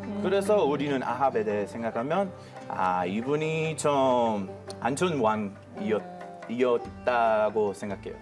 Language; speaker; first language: Korean; non-native, learner; Hebrew